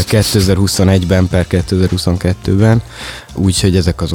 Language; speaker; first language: Hungarian; native; Hungarian